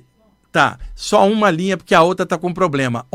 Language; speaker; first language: Portuguese; native; Portuguese